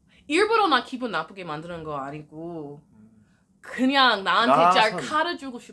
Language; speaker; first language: Korean; non-native, learner; English